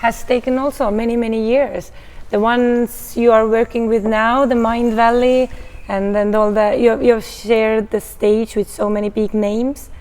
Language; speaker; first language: English; non-native, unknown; Estonian